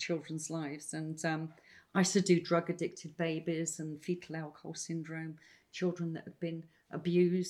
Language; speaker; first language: English; native; English